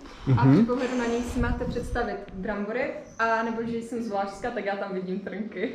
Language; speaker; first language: Czech; native; Czech